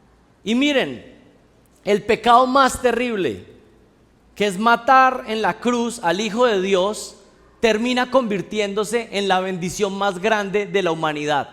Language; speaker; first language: Spanish; native; Spanish